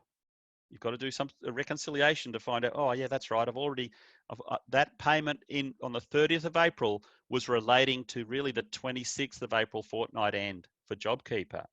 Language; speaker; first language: English; native; English